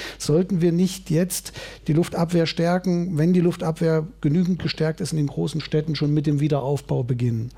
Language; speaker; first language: German; native; German